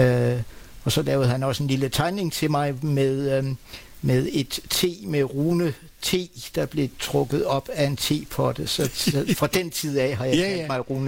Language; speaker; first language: Danish; native; Danish